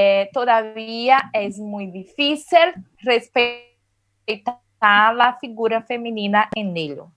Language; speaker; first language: Spanish; non-native, fluent; Portuguese